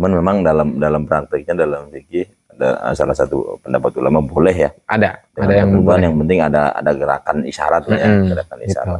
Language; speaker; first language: Indonesian; native; Indonesian